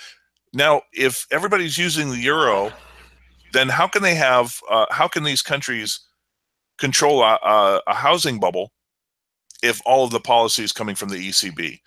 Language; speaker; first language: English; native; English